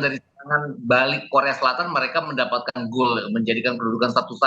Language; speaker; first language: Indonesian; native; Indonesian